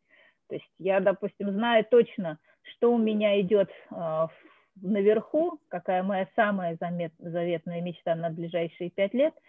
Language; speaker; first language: Russian; native; Russian